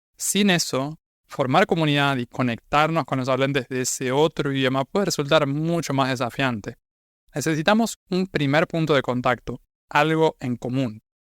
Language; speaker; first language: Spanish; native; Spanish